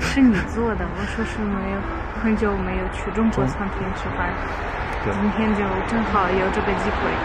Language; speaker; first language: Chinese; non-native, learner; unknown